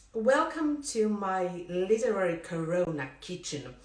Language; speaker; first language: English; non-native, fluent; Finnish